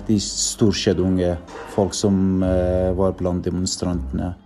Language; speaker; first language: Norwegian; non-native, fluent; Persian